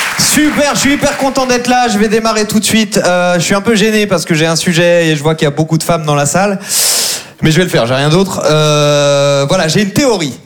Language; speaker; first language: French; native; French